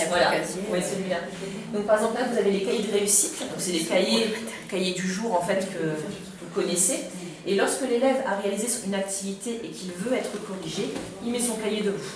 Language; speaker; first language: French; native; French